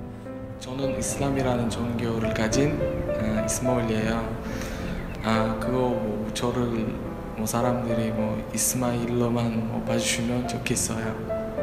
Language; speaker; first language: Korean; non-native, fluent; Uzbek